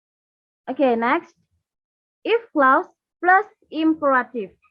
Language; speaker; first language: English; non-native, learner; Indonesian